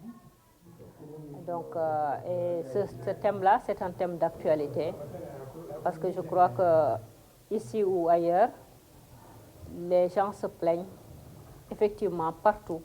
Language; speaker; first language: French; non-native, local second language; Fula